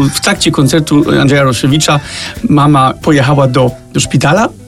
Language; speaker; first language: Polish; early bilingual, heritage; Danish